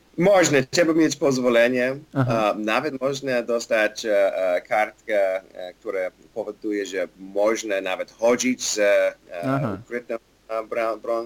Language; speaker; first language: Polish; non-native, learner; English